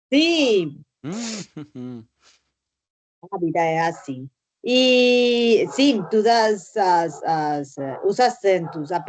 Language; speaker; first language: Portuguese; non-native, learner; Spanish